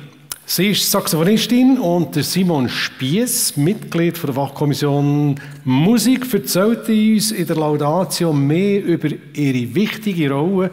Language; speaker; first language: German; native; German